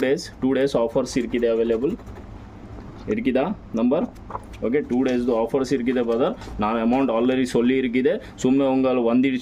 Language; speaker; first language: Tamil; non-native, local second language; Kannada